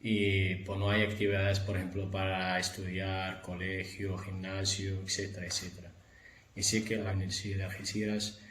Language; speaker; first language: Spanish; non-native, fluent; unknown